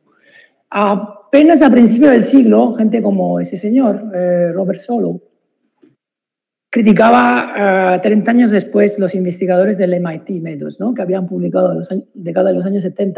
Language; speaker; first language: Spanish; non-native, fluent; Italian